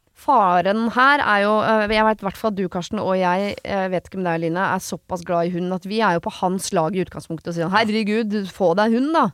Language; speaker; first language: Norwegian; native; Norwegian